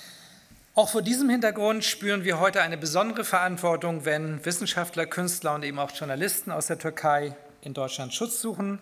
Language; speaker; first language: German; native; German